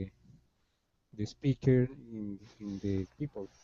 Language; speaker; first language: English; non-native, learner; Spanish